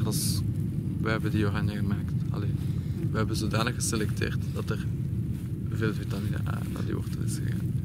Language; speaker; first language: Dutch; native; Dutch